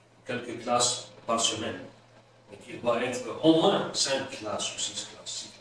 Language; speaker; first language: French; non-native, fluent; Arabic